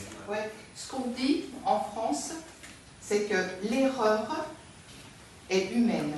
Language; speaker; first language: French; native; French